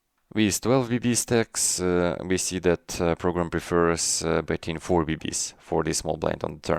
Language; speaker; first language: English; non-native, fluent; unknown